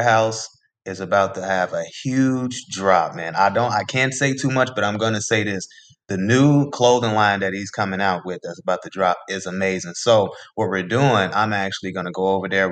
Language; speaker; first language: English; native; English